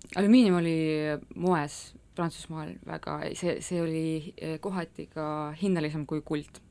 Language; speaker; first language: Estonian; non-native, local second language; Russian